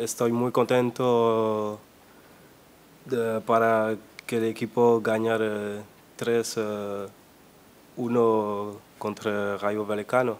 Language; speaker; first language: Spanish; non-native, learner; French